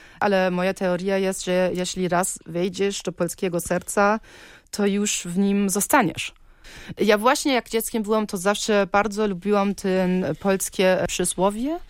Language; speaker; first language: Polish; early bilingual, heritage; Polish